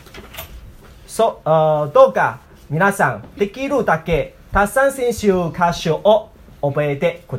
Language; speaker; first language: Japanese; non-native, learner; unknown